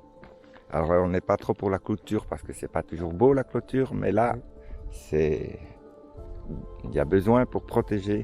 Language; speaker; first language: French; native; French